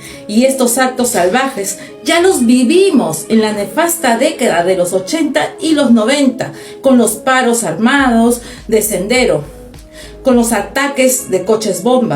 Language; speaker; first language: Spanish; native; Spanish